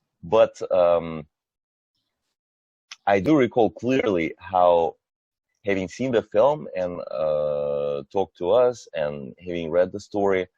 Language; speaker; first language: English; non-native, fluent; Russian